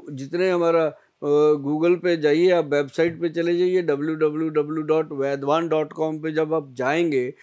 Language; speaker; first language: Hindi; native; Hindi